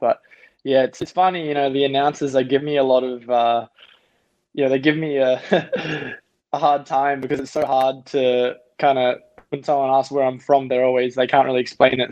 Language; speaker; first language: English; native; English